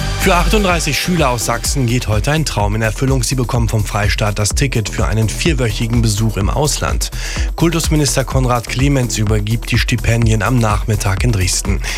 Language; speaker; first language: German; native; German